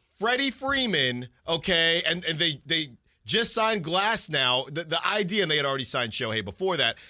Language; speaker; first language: English; native; English